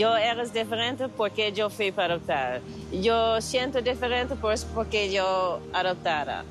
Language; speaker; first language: Spanish; non-native, learner; Dutch